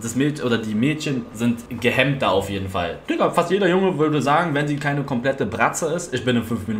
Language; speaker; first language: German; native; German